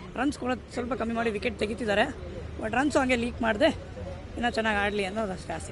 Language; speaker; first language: Kannada; native; Kannada